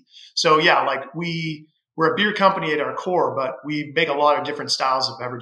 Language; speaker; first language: English; native; English